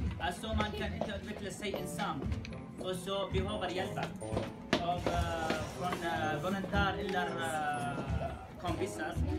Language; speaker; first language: Swedish; non-native, learner; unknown